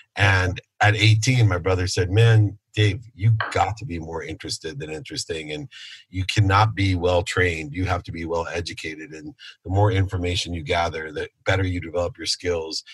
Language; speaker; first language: English; native; English